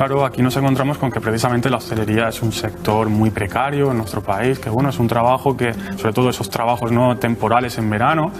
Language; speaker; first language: Spanish; native; Spanish